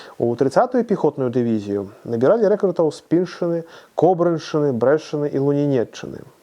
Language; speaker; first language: Belarusian; native; Belarusian